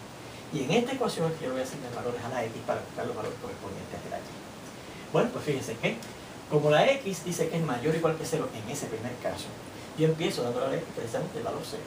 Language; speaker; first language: Spanish; native; Spanish